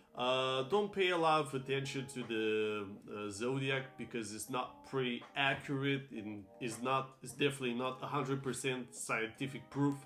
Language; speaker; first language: English; non-native, fluent; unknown